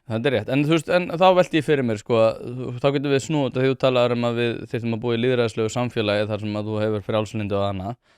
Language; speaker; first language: Icelandic; native; Icelandic